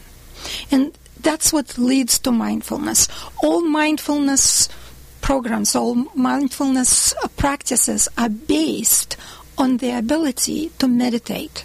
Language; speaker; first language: English; non-native, fluent; Russian